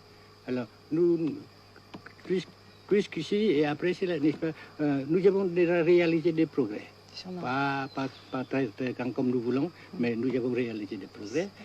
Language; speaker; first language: French; non-native, fluent; Vietnamese